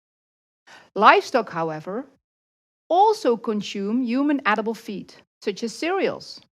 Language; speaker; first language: English; non-native, fluent; Dutch